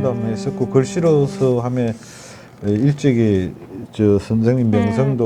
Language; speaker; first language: Korean; native; Korean